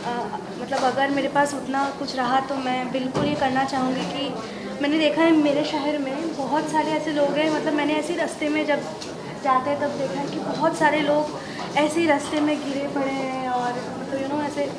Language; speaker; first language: Hindi; non-native, local second language; Bangla